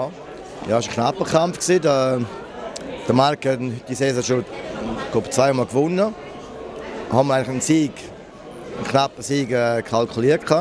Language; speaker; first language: German; native; German